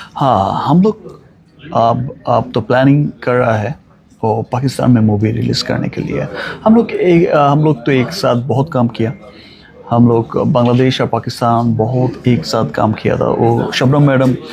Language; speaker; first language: Hindi; non-native, learner; Bangla